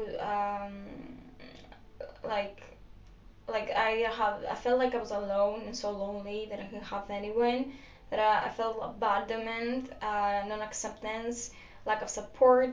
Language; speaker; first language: English; non-native, fluent; Greek